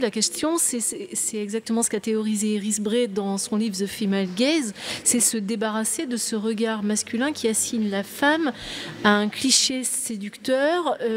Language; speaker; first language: French; native; French